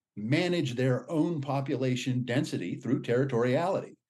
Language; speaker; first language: English; native; English